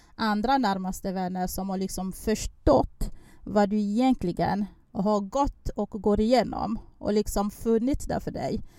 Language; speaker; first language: Swedish; non-native, fluent; French